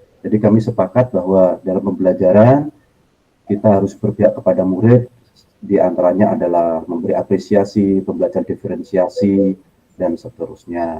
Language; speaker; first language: Indonesian; native; Indonesian